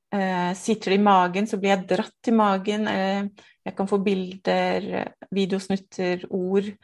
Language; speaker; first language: Norwegian; native; Norwegian